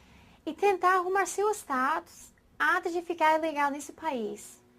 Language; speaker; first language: Portuguese; non-native, fluent; English